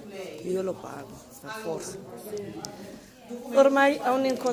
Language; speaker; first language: Italian; non-native, fluent; Arabic